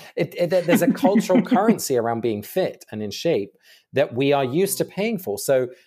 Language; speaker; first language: English; native; English